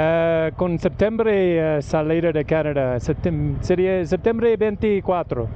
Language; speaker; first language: Spanish; non-native, learner; English